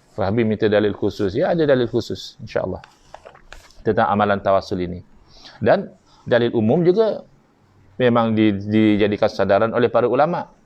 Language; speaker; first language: Malay; native; Malay